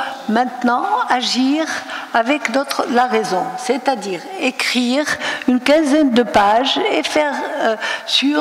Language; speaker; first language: French; non-native, local second language; Arabic